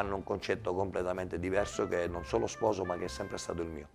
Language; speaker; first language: Italian; native; Italian